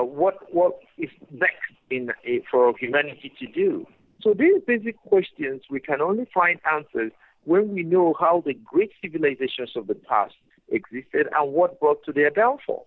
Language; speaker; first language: English; non-native, local second language; Igbo